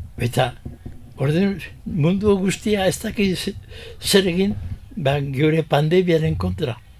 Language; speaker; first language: Basque; early bilingual, heritage; Basque